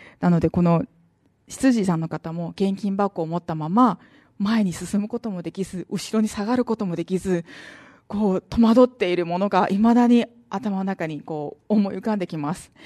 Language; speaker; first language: Japanese; non-native, fluent; Korean